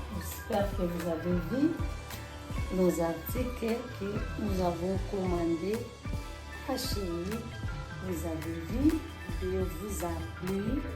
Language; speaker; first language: French; non-native, local second language; Lingala